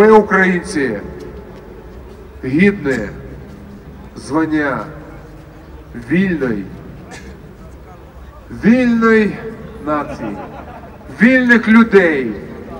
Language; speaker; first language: Ukrainian; non-native, local second language; Russian